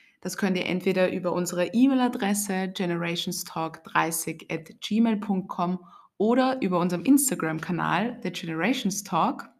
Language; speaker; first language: German; native; German